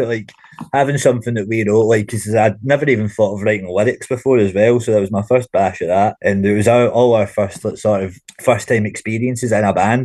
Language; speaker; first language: English; native; English